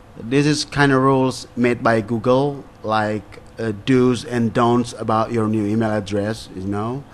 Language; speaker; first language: English; non-native, fluent; Indonesian